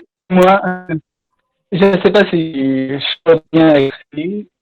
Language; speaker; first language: French; non-native, learner; English